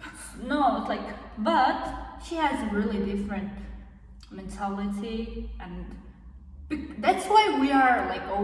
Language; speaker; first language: English; non-native, learner; Kazakh